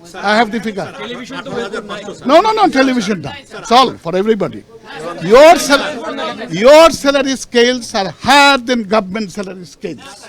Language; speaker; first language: English; non-native, local second language; Bangla